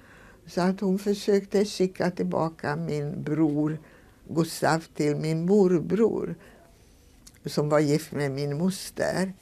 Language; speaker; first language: Swedish; non-native, fluent; Hungarian